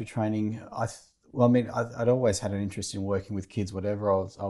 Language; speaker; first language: English; native; English